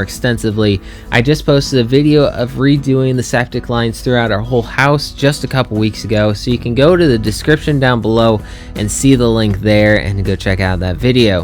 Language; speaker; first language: English; native; English